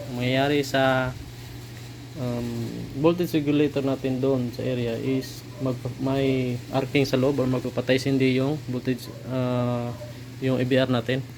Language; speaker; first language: Filipino; non-native, local second language; Cebuano